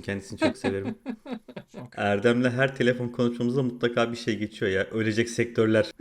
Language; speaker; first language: Turkish; native; Turkish